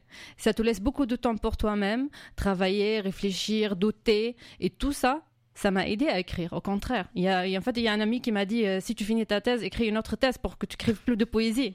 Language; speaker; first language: French; non-native, fluent; Arabic